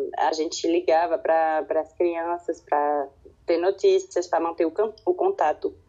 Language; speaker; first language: Portuguese; non-native, fluent; French